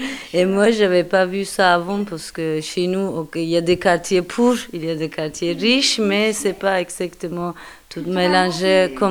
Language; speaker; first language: French; non-native, fluent; Turkish